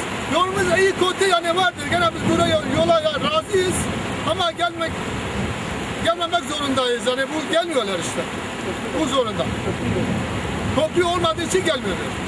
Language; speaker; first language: Turkish; non-native, local second language; Kurdish